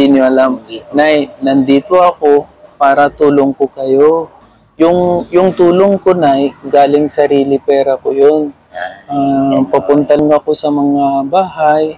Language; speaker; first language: Filipino; non-native, learner; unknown